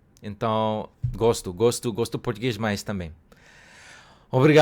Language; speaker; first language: Portuguese; non-native, learner; Cantonese